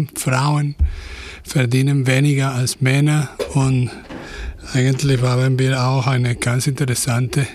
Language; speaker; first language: German; non-native, fluent; Spanish